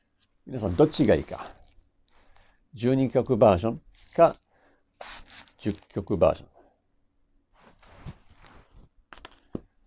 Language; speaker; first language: Japanese; non-native, fluent; English